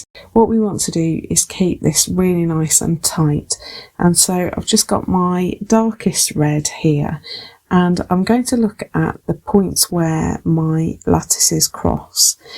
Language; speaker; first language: English; native; English